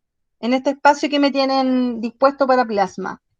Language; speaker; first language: Spanish; native; Spanish